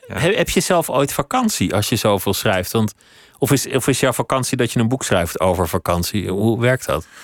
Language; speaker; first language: Dutch; native; Dutch